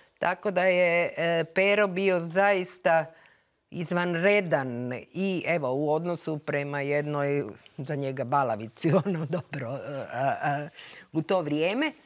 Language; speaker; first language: Croatian; native; Croatian